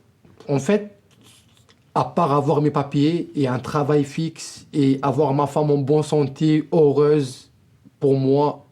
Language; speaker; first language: French; non-native, local second language; Arabic